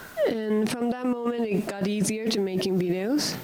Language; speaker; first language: English; non-native, learner; Japanese